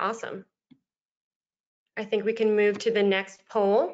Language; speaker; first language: English; native; English